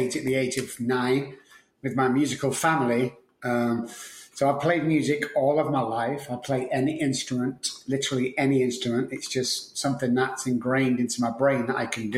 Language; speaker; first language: English; native; English